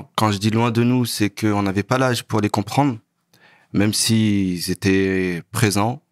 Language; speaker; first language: French; native; French